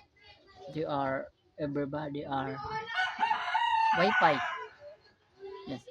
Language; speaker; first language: English; non-native, learner; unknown